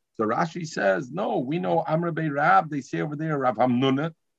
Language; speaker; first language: English; native; English